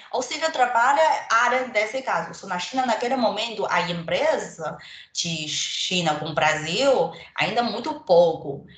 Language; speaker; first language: Portuguese; non-native, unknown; Chinese